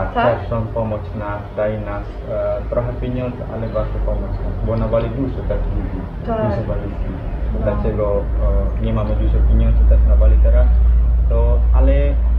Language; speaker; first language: Polish; non-native, learner; Balinese